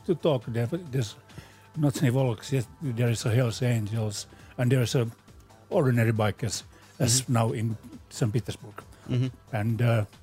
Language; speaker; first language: English; non-native, fluent; Finnish